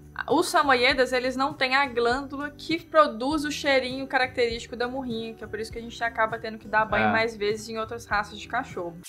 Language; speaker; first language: Portuguese; native; Portuguese